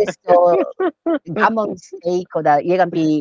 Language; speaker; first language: German; non-native, fluent; Japanese